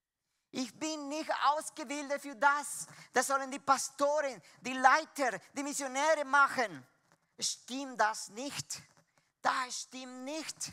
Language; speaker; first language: German; non-native, fluent; Spanish